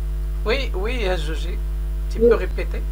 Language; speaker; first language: French; non-native, local second language; Arabic